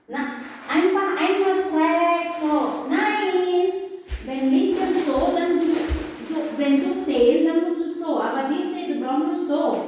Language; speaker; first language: German; non-native, learner; Indonesian